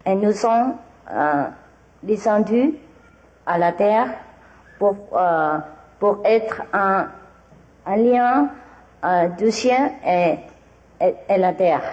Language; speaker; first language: French; non-native, learner; Vietnamese